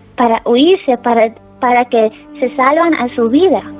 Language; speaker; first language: Spanish; non-native, learner; Persian